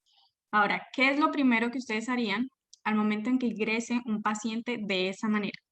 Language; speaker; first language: Spanish; native; Spanish